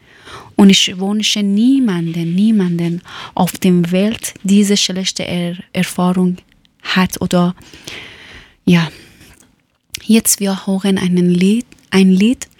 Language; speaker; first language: German; non-native, learner; Persian